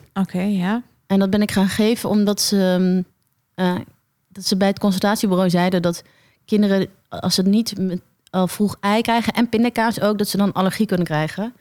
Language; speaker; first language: Dutch; native; Dutch